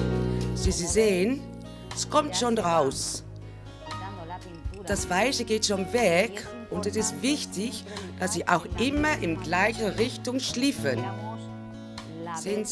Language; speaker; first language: German; non-native, fluent; Spanish